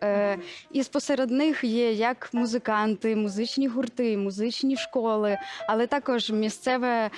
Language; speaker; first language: Ukrainian; native; Ukrainian